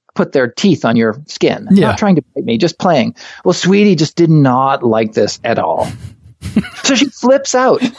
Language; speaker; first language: English; native; English